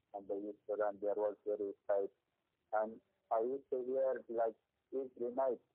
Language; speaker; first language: English; non-native, learner; Persian